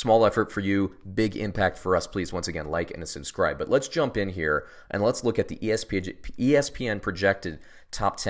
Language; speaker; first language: English; native; English